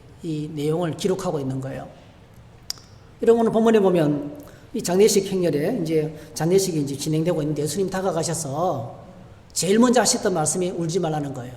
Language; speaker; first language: Korean; native; Korean